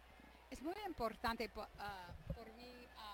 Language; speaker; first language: Spanish; non-native, learner; English